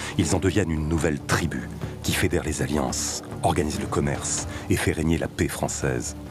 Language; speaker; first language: French; native; French